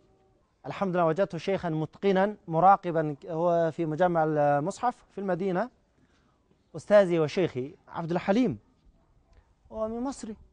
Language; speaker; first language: Arabic; non-native, fluent; Chinese